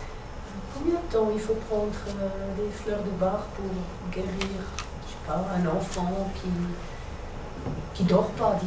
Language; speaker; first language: French; native; French